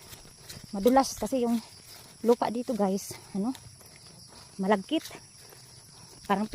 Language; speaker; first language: Filipino; non-native, local second language; Cebuano